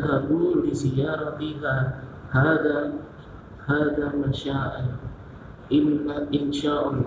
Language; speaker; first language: Arabic; non-native, learner; Indonesian